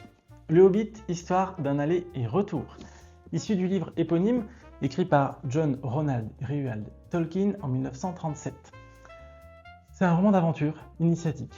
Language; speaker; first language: French; native; French